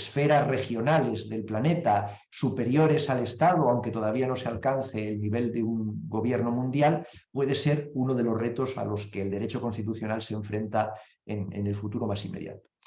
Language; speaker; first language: Spanish; native; Spanish